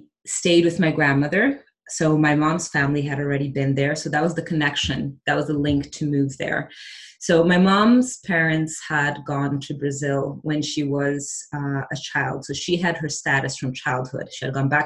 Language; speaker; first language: English; early bilingual, other home language; Portuguese